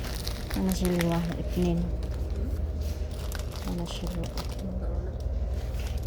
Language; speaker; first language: Arabic; non-native, learner; Filipino